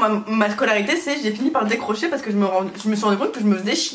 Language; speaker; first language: French; native; French